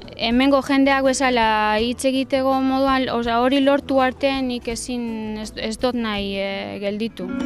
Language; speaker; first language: Basque; non-native, learner; Albanian